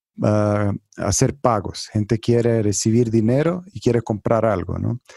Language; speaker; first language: Spanish; non-native, fluent; Croatian